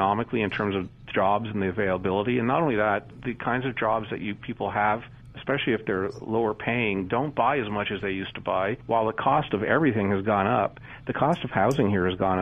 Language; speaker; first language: English; native; English